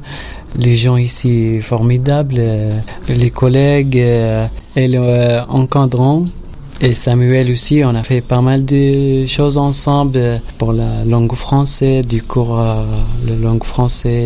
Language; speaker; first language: French; non-native, learner; Arabic